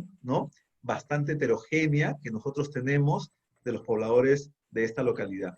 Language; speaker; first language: Spanish; native; Spanish